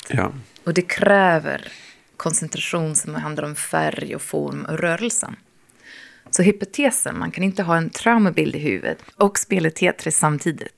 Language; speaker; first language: Swedish; non-native, fluent; English